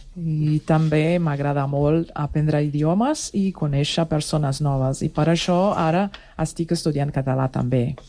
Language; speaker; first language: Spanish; non-native, fluent; Portuguese